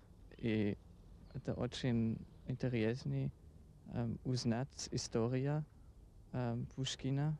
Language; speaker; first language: Russian; non-native, learner; German